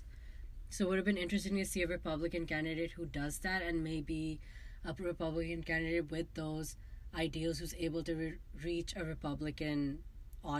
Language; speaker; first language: English; non-native, local second language; Urdu